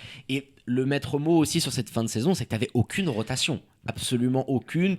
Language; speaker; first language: French; native; French